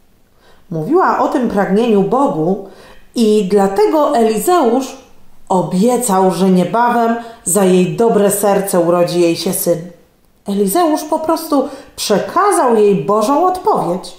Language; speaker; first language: Polish; native; Polish